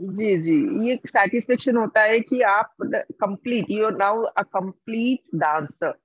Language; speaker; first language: Hindi; non-native, local second language; Odia